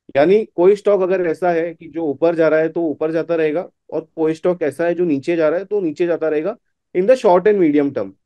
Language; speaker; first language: Hindi; non-native, local second language; Gujarati